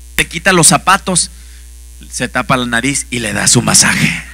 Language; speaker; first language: Spanish; native; Spanish